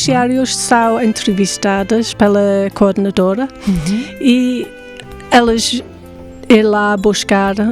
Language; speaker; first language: Portuguese; non-native, fluent; English